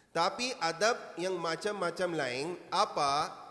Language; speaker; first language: Indonesian; non-native, learner; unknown